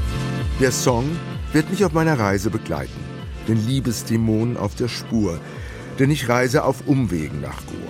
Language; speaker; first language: German; native; German